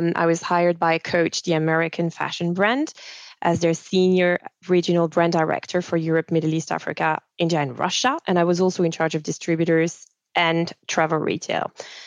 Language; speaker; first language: English; non-native, fluent; French